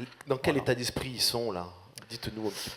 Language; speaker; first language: French; native; French